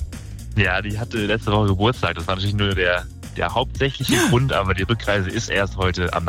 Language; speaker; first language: German; native; German